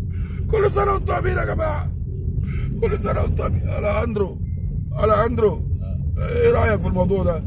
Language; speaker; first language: Arabic; native; Arabic